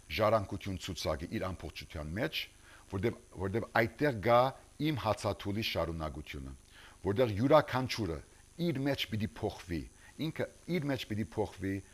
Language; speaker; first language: Armenian; early bilingual, heritage; Armenian